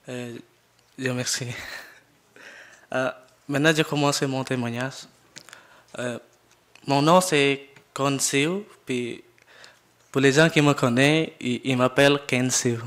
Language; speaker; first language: French; non-native, learner; Jarai